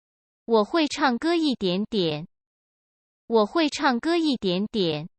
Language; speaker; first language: Chinese; non-native, learner; Urdu